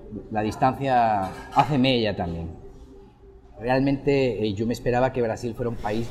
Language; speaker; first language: Spanish; native; Spanish